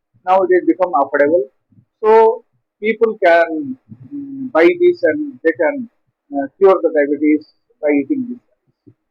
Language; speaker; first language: English; non-native, local second language; Telugu